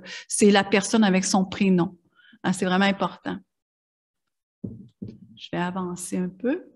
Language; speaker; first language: French; native; French